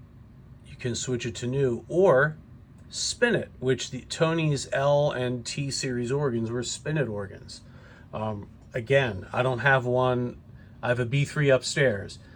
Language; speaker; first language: English; native; English